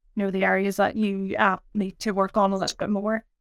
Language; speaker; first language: English; native; English